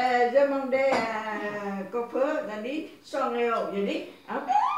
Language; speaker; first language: French; non-native, learner; Vietnamese